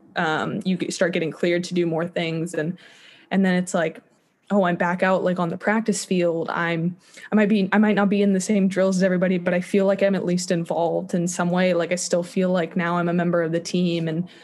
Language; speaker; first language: English; native; English